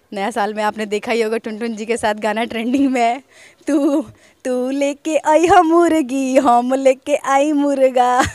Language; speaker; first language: Hindi; native; Hindi